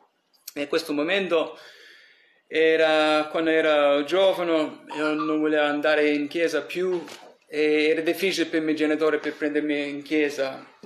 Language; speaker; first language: Italian; early bilingual, heritage; English